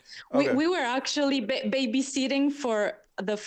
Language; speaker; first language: English; non-native, fluent; Spanish